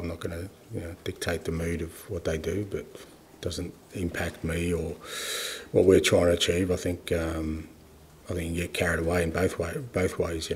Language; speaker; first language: English; native; English